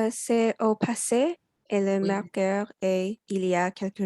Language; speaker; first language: French; non-native, learner; English